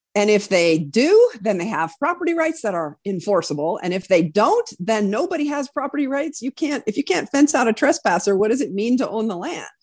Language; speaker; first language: English; native; English